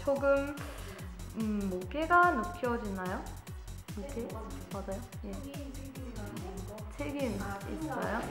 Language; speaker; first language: Korean; non-native, learner; English